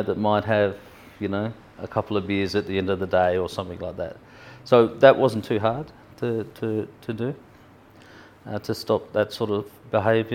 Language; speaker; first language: English; native; English